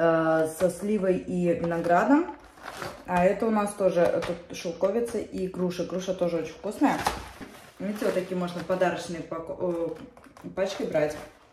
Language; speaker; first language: Russian; native; Russian